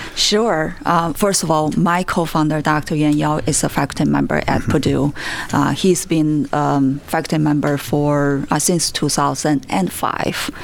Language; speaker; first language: English; non-native, fluent; Chinese